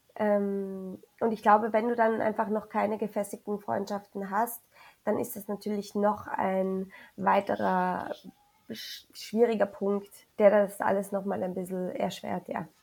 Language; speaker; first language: German; early bilingual, other home language; Spanish